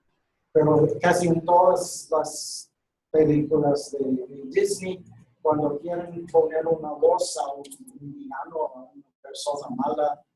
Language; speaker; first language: Spanish; non-native, fluent; English